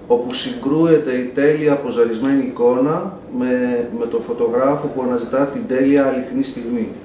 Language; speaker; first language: Greek; native; Greek